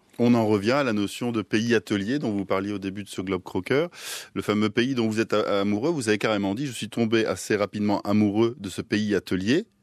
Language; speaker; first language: French; native; French